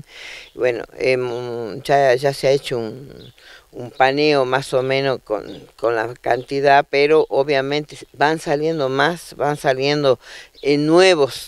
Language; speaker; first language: Spanish; native; Spanish